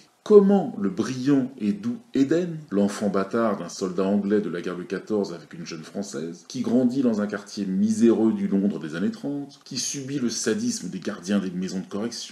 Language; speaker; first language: French; native; French